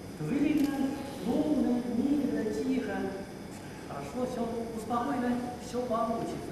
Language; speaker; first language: Russian; non-native, learner; Chinese